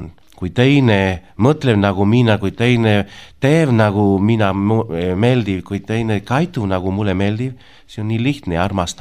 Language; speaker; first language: Estonian; non-native, learner; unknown